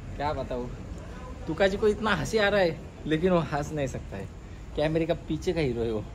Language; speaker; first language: Hindi; non-native, local second language; Marathi